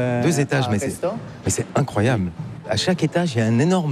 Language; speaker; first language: French; native; French